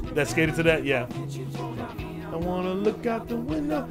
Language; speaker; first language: English; native; English